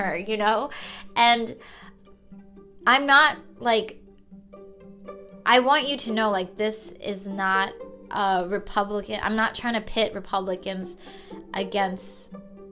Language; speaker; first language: English; native; English